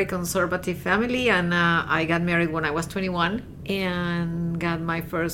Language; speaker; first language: English; non-native, fluent; Spanish